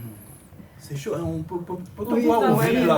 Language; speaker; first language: French; non-native, fluent; Romanian